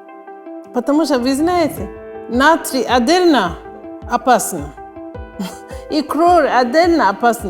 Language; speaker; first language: Russian; non-native, fluent; Kinyarwanda